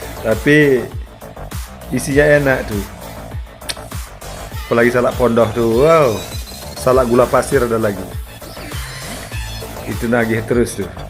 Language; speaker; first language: Indonesian; native; Indonesian